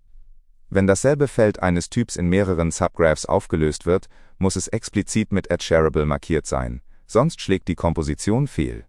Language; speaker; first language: German; native; German